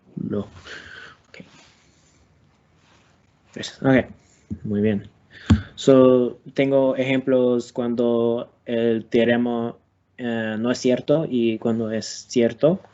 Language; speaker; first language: Spanish; non-native, learner; English